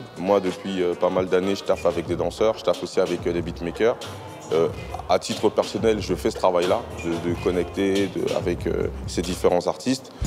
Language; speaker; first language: French; native; French